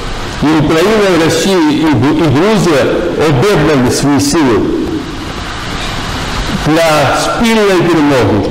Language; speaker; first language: Ukrainian; non-native, fluent; Georgian